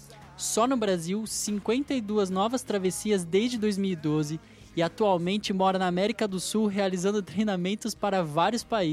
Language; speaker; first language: Portuguese; native; Portuguese